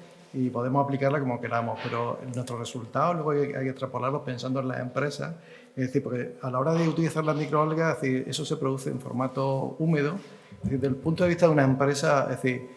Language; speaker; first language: Spanish; native; Spanish